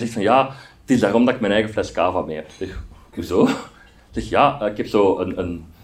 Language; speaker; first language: Dutch; native; Dutch